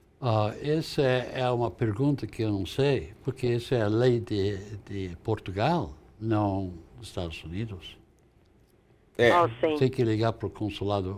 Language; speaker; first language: Portuguese; non-native, fluent; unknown